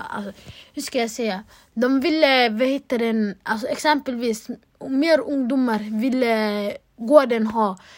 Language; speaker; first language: Swedish; early bilingual, other home language; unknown